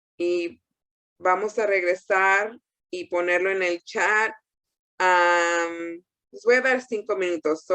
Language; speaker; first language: Spanish; early bilingual, heritage; Spanish